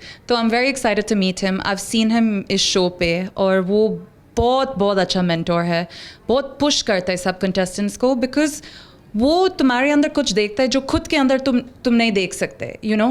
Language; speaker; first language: Hindi; non-native, local second language; English